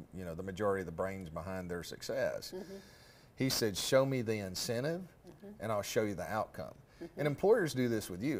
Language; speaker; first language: English; native; English